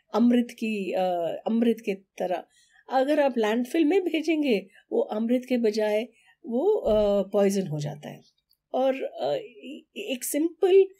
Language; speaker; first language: Hindi; non-native, local second language; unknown